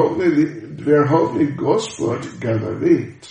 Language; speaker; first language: Russian; non-native, learner; English